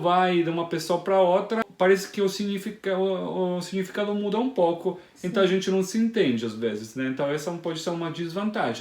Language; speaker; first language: Portuguese; non-native, fluent; Italian